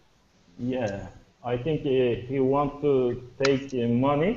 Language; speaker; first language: English; non-native, learner; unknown